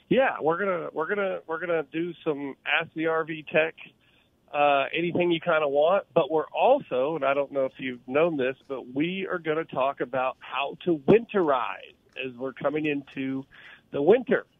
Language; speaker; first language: English; native; English